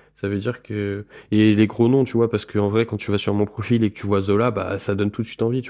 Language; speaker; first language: French; native; French